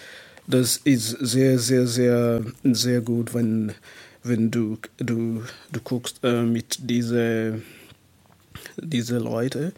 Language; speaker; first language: German; non-native, learner; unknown